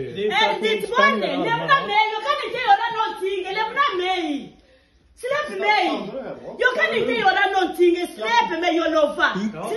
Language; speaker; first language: Swedish; non-native, learner; Somali